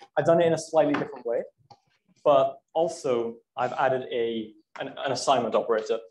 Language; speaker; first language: English; native; English